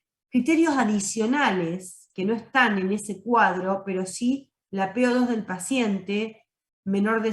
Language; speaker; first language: Spanish; native; Spanish